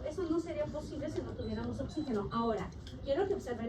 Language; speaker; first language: Spanish; native; Spanish